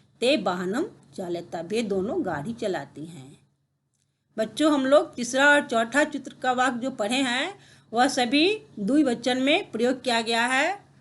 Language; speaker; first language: Hindi; native; Hindi